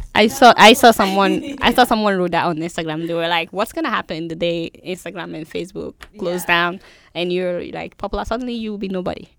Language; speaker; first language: English; non-native, local second language; Yoruba